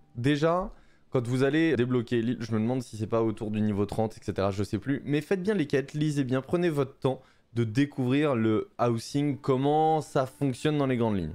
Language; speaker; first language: French; native; French